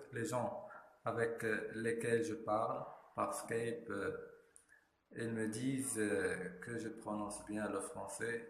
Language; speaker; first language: French; non-native, fluent; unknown